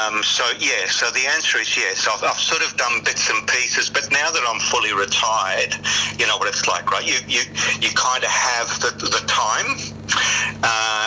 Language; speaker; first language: English; native; English